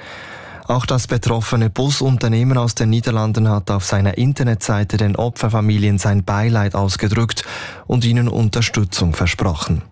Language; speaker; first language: German; native; German